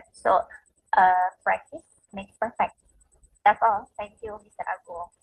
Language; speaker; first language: English; non-native, fluent; Indonesian